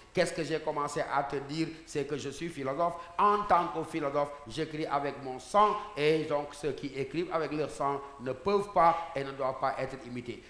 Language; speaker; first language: French; non-native, local second language; Wolof